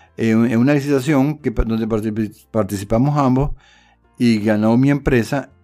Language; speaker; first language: Spanish; native; Spanish